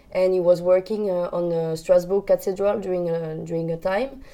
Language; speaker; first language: English; non-native, learner; French